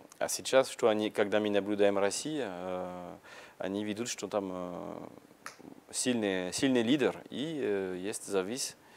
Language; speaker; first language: Russian; non-native, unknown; French